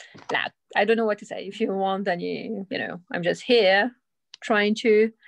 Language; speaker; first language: English; early bilingual, other home language; Arabic